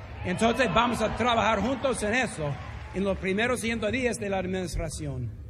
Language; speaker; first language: Spanish; non-native, fluent; English